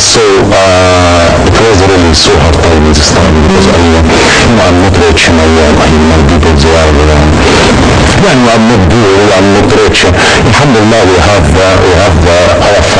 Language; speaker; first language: English; non-native, learner; Arabic